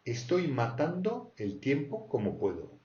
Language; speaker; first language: Spanish; non-native, fluent; French